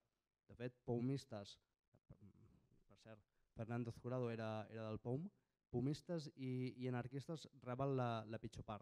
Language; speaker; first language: Catalan; native; Catalan